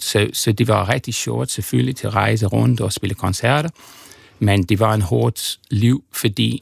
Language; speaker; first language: Danish; non-native, fluent; English